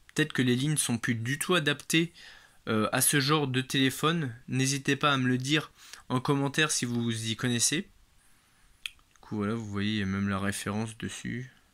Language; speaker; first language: French; native; French